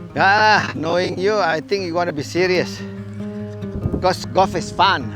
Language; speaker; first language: English; non-native, fluent; Indonesian